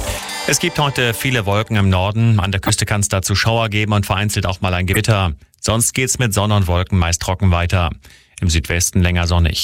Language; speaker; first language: German; native; German